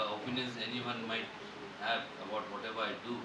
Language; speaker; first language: English; non-native, local second language; Marathi